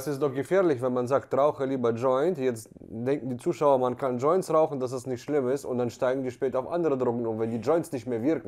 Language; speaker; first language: German; native; German